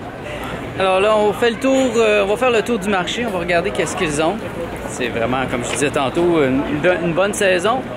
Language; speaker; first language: French; native; French